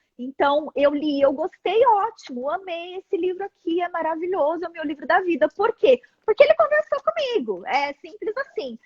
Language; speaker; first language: Portuguese; native; Portuguese